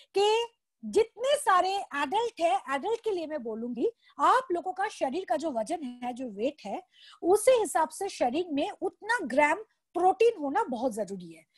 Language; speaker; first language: Hindi; non-native, local second language; Bangla